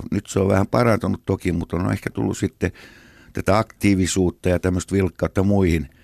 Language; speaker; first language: Finnish; native; Finnish